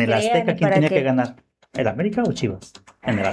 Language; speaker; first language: Spanish; native; Spanish